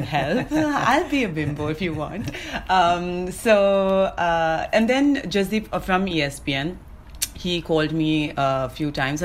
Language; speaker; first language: English; non-native, local second language; Malayalam